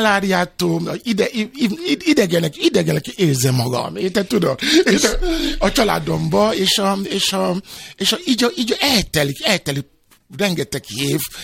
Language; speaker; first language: Hungarian; non-native, fluent; Yoruba